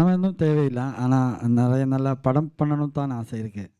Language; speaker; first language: Tamil; non-native, learner; Malayalam